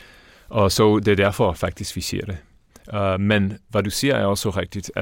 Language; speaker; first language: Danish; non-native, fluent; English